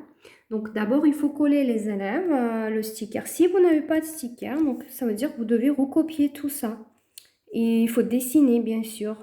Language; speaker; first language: French; native; French